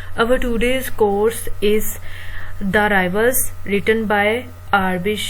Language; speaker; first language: English; non-native, local second language; Urdu